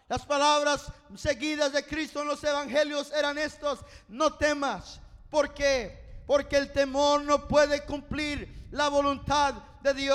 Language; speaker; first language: Spanish; non-native, fluent; English